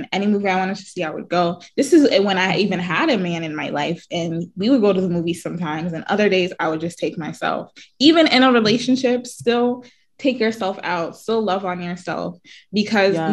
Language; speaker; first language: English; native; English